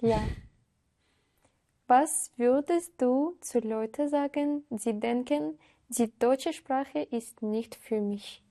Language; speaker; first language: German; non-native, learner; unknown